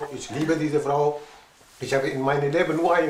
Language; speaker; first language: German; non-native, learner; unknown